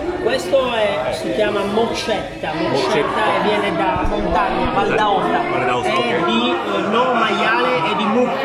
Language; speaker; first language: Italian; non-native, fluent; Japanese